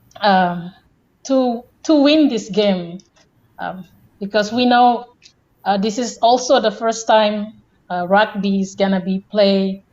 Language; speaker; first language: English; non-native, fluent; Indonesian